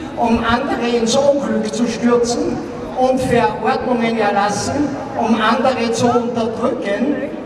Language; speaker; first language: German; native; German